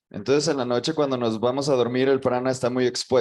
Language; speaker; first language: Spanish; native; Spanish